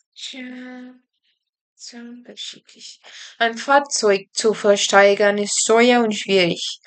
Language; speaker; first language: German; non-native, learner; Spanish